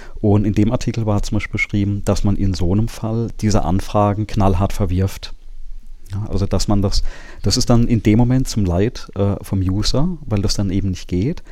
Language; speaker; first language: German; native; German